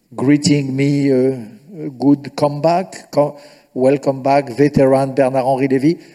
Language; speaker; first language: English; non-native, fluent; French